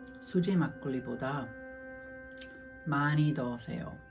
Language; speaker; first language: Korean; non-native, learner; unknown